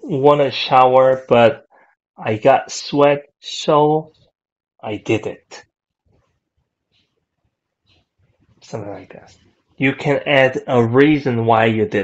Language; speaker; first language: English; non-native, fluent; Korean